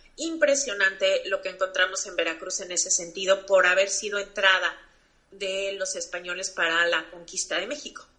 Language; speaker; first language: Spanish; native; Spanish